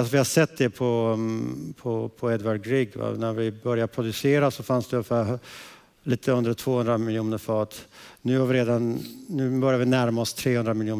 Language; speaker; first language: Swedish; early bilingual, heritage; Swedish